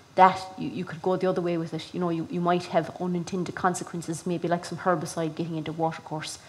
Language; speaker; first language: English; native; English